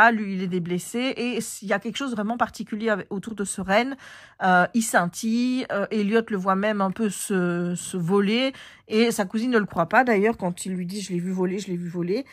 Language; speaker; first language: French; native; French